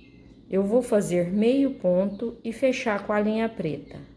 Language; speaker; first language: Portuguese; native; Portuguese